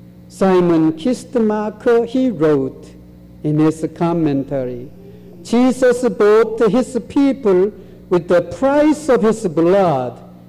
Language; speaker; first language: English; non-native, fluent; Korean